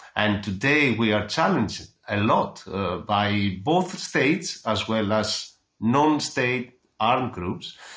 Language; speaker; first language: English; non-native, fluent; Greek